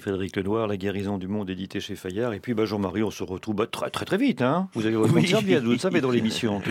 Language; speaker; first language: French; native; French